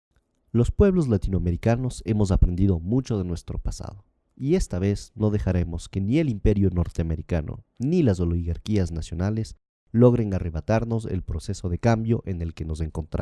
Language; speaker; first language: Spanish; native; Spanish